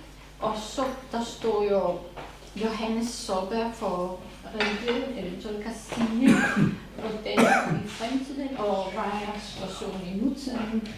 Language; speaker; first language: Danish; non-native, fluent; Serbian